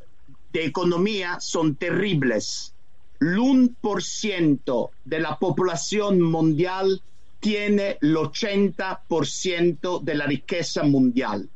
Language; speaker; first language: Spanish; non-native, fluent; Italian